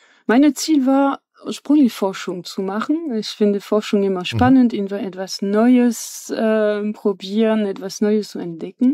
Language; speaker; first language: German; non-native, fluent; French